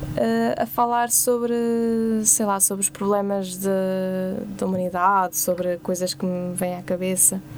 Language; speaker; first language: Portuguese; native; Portuguese